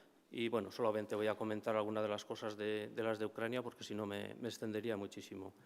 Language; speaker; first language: Spanish; native; Spanish